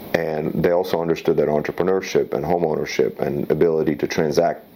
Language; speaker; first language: English; early bilingual, other home language; Slovak